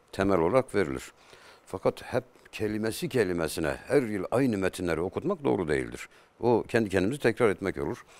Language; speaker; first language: Turkish; native; Turkish